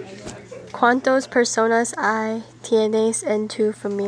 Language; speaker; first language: Spanish; non-native, learner; English